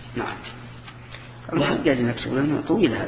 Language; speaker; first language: Arabic; native; Arabic